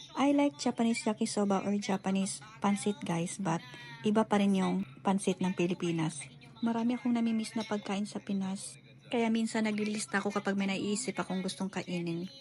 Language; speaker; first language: Filipino; native; Filipino